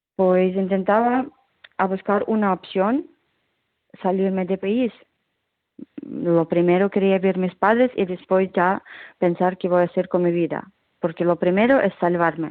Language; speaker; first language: Spanish; non-native, fluent; Ukrainian